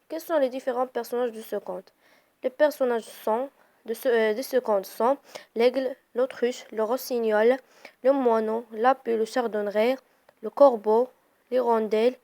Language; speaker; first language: French; non-native, local second language; Arabic